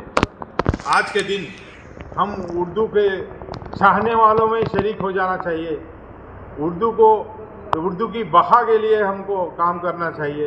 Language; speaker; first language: Urdu; native; Urdu